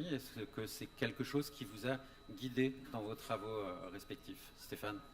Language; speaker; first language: French; native; French